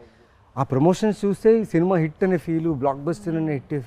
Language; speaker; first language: Telugu; native; Telugu